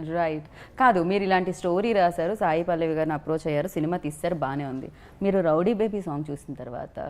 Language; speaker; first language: Telugu; native; Telugu